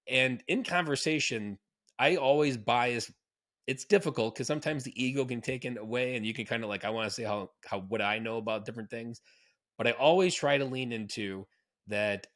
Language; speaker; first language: English; native; English